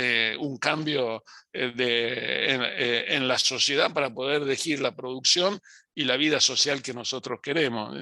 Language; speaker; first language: Spanish; native; Spanish